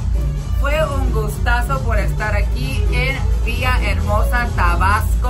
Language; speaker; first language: Spanish; early bilingual, heritage; English